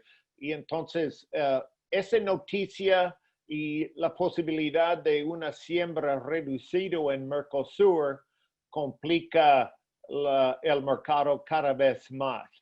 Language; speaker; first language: Spanish; non-native, fluent; English